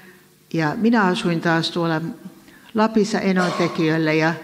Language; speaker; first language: Finnish; native; Finnish